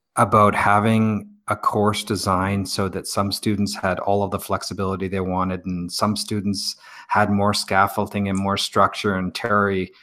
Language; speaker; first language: English; native; English